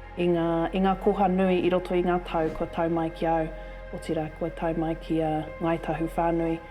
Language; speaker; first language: Māori; non-native, local second language; English